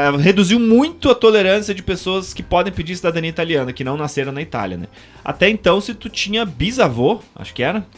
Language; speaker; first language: Portuguese; native; Portuguese